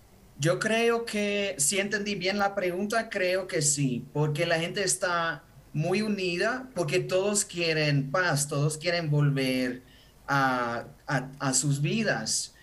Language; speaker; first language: Spanish; non-native, fluent; Ukrainian